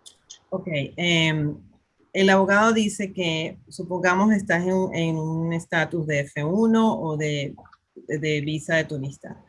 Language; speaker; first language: Spanish; native; Spanish